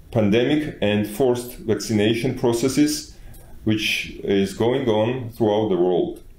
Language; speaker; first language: English; non-native, fluent; Georgian